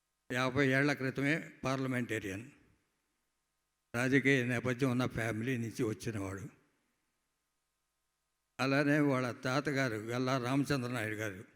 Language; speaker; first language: Telugu; native; Telugu